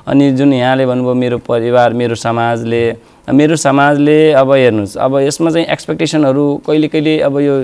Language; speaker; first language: Nepali; non-native, local second language; Dangaura Tharu